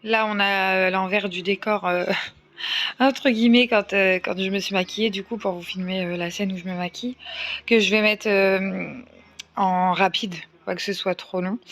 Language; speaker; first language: French; native; French